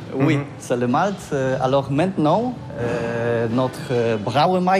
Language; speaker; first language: French; non-native, learner; Polish